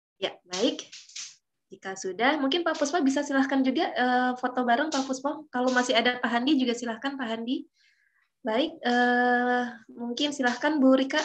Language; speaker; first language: Indonesian; native; Indonesian